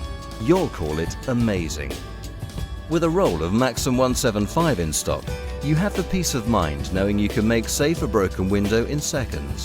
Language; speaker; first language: English; native; English